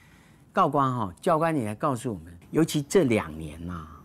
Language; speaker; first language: Chinese; native; Chinese